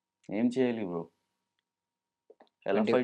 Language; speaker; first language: Telugu; non-native, local second language; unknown